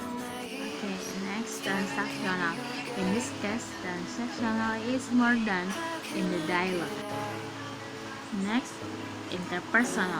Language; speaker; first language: English; non-native, learner; Indonesian